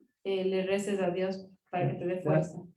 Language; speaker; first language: Spanish; native; Spanish